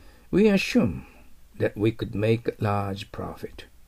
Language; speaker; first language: English; non-native, fluent; Japanese